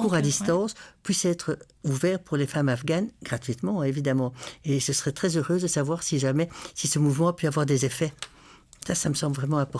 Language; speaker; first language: French; native; French